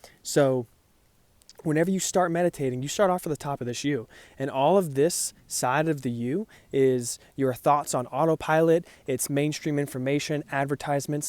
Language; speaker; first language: English; native; English